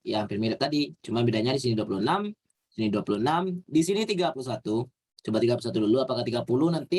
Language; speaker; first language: Indonesian; native; Indonesian